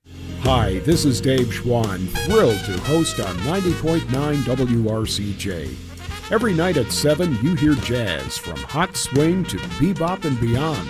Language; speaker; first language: English; native; English